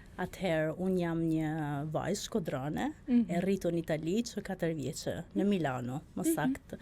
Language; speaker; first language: Albanian; early bilingual, heritage; Albanian